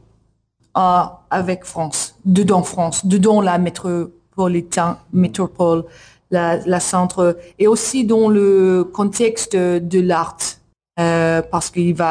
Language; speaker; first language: French; non-native, learner; English